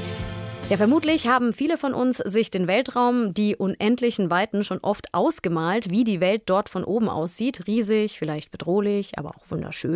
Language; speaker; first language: German; native; German